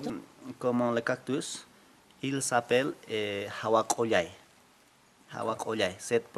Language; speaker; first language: French; non-native, learner; Quechua